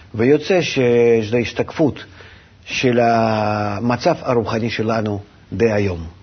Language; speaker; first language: Hebrew; non-native, fluent; Russian